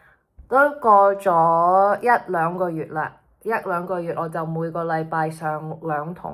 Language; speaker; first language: Chinese; early bilingual, heritage; Cantonese